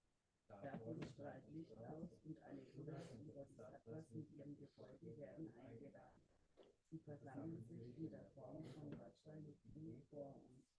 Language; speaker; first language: German; native; German